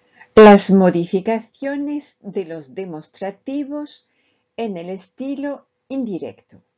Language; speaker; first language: Spanish; non-native, fluent; French